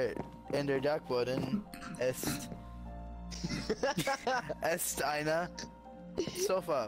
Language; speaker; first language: German; non-native, learner; English